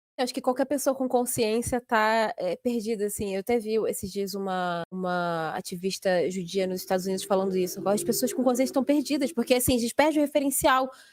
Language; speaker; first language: Portuguese; native; Portuguese